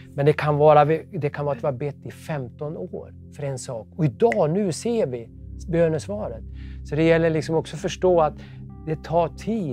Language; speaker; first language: Swedish; native; Swedish